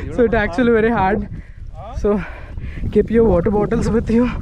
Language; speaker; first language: English; non-native, local second language; Marathi